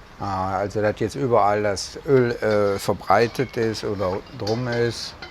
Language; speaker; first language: German; native; German